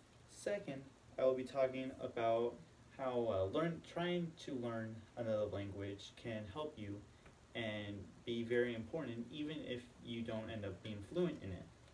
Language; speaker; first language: English; native; English